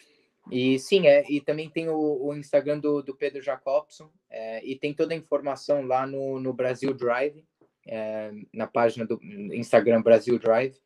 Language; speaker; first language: Portuguese; early bilingual, heritage; Portuguese